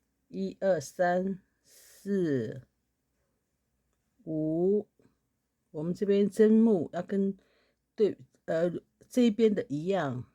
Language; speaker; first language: Chinese; native; Chinese